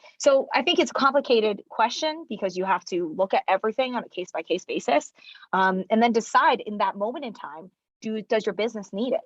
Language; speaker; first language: English; early bilingual, other home language; Chinese